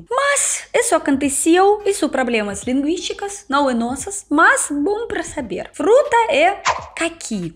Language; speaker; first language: Portuguese; non-native, learner; Russian